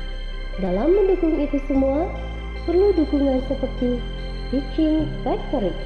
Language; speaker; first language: Indonesian; native; Indonesian